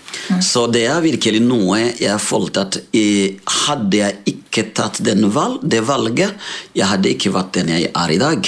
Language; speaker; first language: Swedish; non-native, fluent; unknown